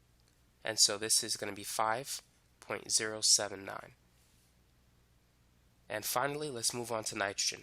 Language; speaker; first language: English; native; English